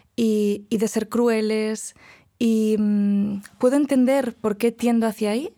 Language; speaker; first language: Spanish; non-native, local second language; Galician